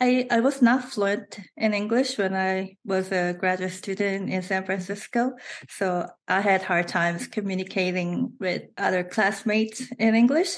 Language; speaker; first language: English; non-native, fluent; Korean